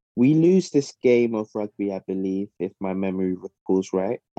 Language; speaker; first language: English; native; English